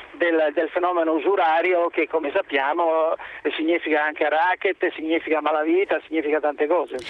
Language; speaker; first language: Italian; native; Italian